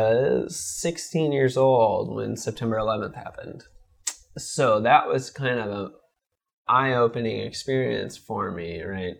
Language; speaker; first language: English; native; English